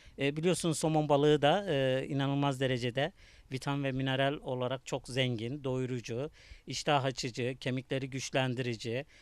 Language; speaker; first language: Turkish; native; Turkish